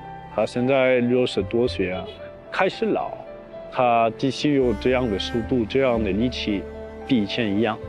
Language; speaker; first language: Chinese; non-native, fluent; French